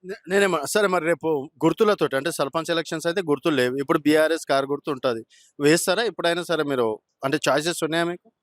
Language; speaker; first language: Telugu; native; Telugu